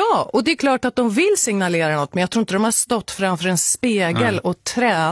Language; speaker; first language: Swedish; native; Swedish